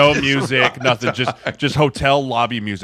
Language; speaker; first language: English; native; English